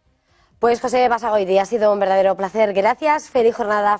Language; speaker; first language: Spanish; native; Spanish